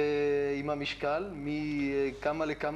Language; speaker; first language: Hebrew; native; Hebrew